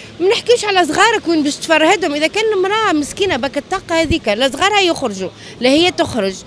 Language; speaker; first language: Arabic; native; Arabic